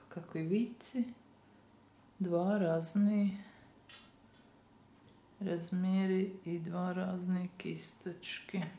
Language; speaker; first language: Russian; non-native, learner; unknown